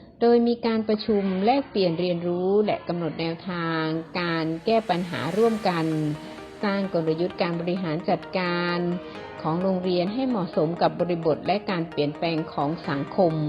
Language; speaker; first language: Thai; native; Thai